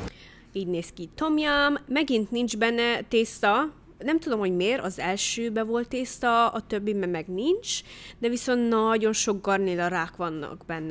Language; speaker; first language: Hungarian; early bilingual, heritage; Hungarian